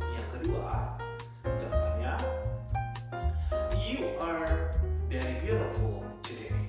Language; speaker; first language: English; non-native, fluent; Indonesian